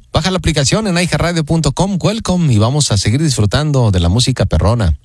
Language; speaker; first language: Spanish; native; Spanish